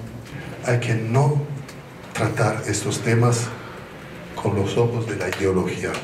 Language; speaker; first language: Spanish; non-native, fluent; Italian